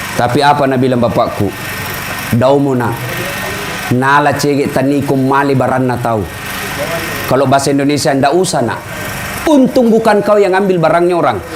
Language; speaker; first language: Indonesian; non-native, local second language; Buginese